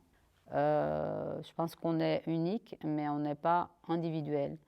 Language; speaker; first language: French; non-native, fluent; Portuguese